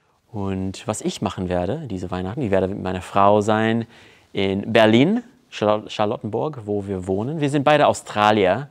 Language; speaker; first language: German; non-native, fluent; English